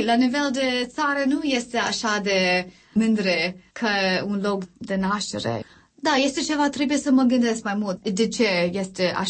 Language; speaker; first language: Romanian; non-native, learner; English